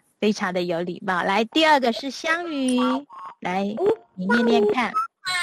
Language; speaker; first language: Chinese; native; Chinese